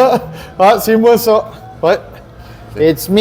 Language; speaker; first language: French; native; French